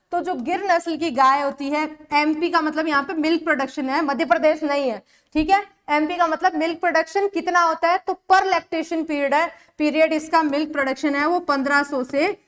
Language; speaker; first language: Hindi; native; Hindi